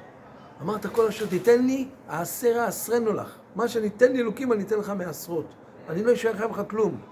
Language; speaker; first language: Hebrew; native; Hebrew